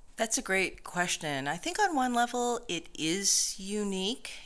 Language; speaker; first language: English; native; English